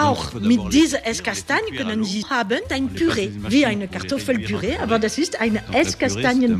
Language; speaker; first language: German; non-native, learner; French